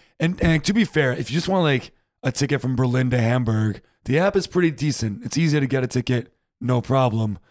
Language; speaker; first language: English; native; English